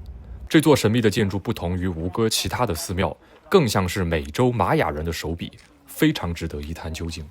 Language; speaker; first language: Chinese; native; Chinese